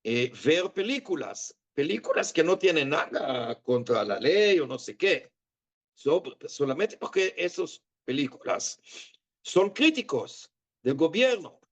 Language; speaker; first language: Spanish; non-native, fluent; Hebrew